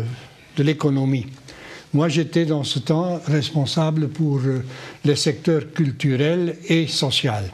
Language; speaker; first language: French; non-native, local second language; Dutch